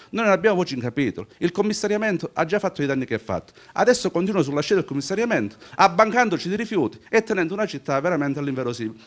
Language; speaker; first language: Italian; native; Italian